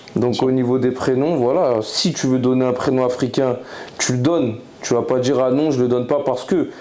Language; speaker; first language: French; native; French